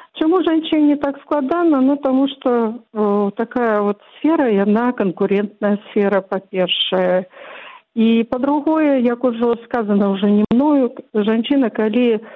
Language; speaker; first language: Belarusian; non-native, local second language; Russian